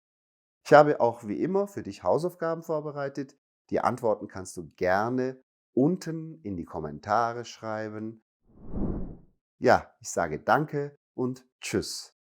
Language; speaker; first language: German; non-native, fluent; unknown